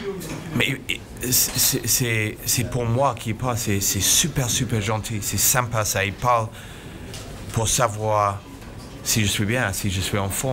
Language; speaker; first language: French; non-native, fluent; English